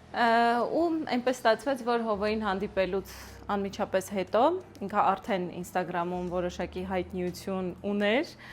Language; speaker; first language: Armenian; native; Armenian